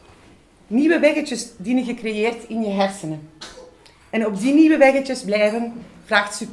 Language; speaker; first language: Dutch; non-native, local second language; French